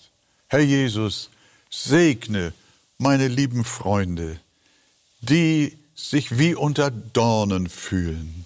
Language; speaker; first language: German; native; German